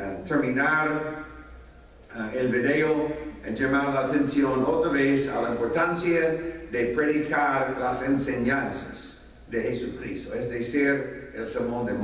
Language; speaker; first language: Spanish; non-native, fluent; English